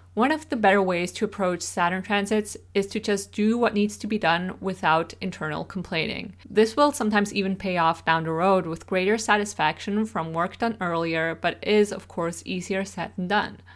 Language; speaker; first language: English; non-native, fluent; Swiss German